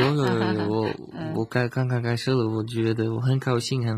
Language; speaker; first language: Chinese; non-native, learner; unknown